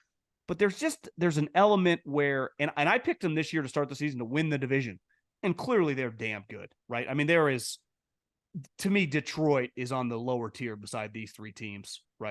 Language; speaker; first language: English; native; English